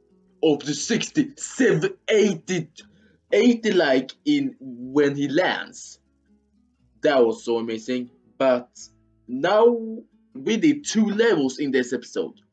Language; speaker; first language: English; non-native, fluent; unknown